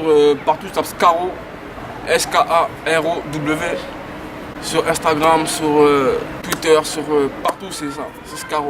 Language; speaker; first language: French; native; French